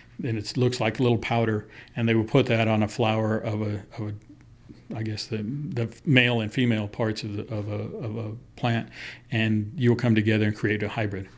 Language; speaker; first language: English; early bilingual, other home language; Spanish